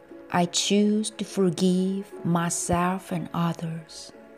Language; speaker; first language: English; non-native, fluent; Korean